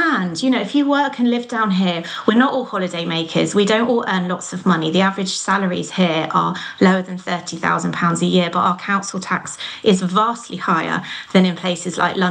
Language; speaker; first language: English; native; English